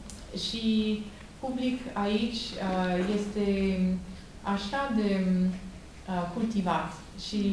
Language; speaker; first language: Romanian; non-native, learner; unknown